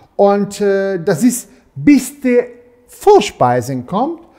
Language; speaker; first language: German; non-native, fluent; Italian